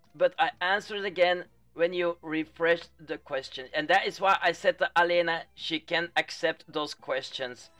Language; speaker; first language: English; non-native, fluent; Dutch